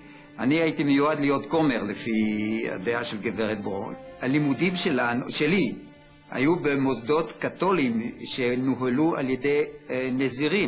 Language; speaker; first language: Hebrew; early bilingual, other home language; French